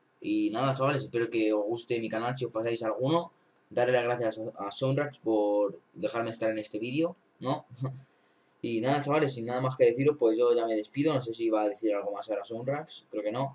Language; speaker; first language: Spanish; native; Spanish